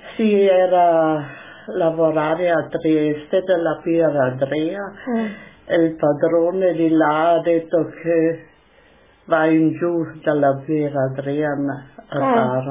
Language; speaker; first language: Italian; non-native, local second language; German